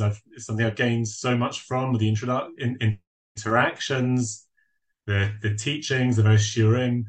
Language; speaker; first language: English; native; English